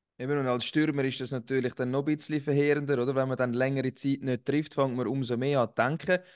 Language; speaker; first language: German; native; German